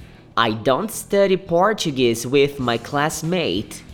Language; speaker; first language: English; non-native, fluent; Portuguese